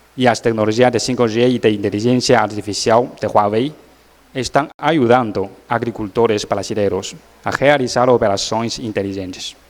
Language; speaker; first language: Portuguese; non-native, learner; Chinese